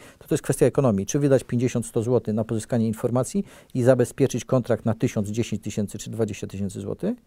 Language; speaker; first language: Polish; native; Polish